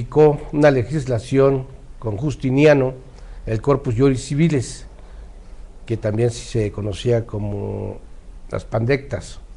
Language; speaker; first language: Spanish; native; Spanish